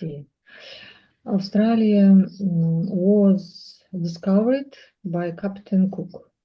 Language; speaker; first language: English; non-native, learner; Russian